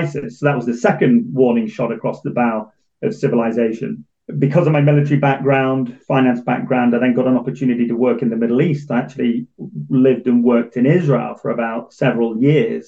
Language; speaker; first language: English; native; English